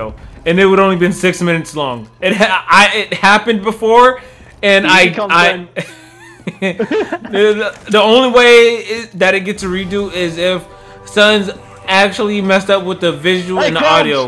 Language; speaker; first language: English; native; English